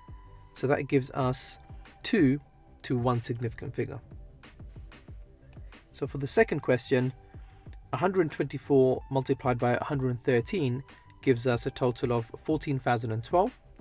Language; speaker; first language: English; native; English